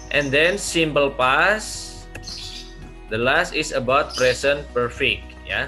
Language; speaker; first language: English; non-native, learner; Indonesian